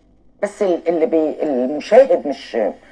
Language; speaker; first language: Arabic; native; Arabic